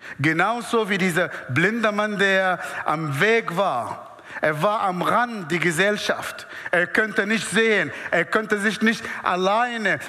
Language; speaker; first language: German; non-native, fluent; Arabic